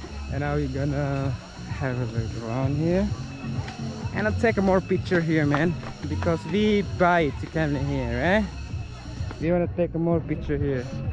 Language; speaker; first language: English; non-native, learner; Indonesian